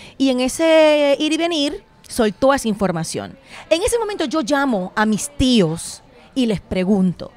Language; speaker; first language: Spanish; native; Spanish